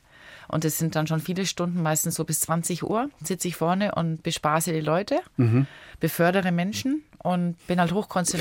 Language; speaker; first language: German; early bilingual, other home language; Italian